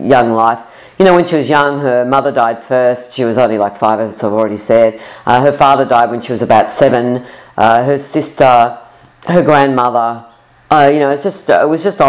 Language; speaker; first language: English; native; English